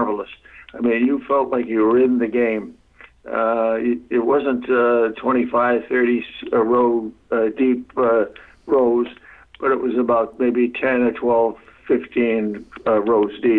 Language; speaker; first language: English; native; English